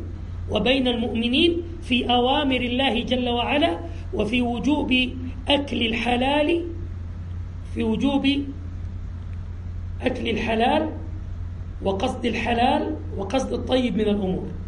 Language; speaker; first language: Arabic; native; Arabic